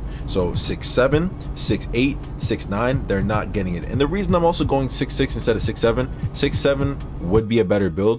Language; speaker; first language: English; native; English